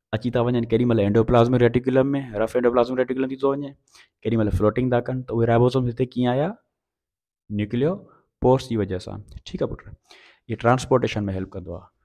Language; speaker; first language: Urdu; non-native, local second language; Sindhi